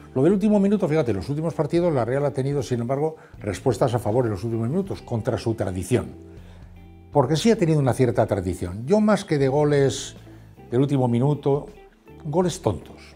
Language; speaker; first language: Spanish; native; Spanish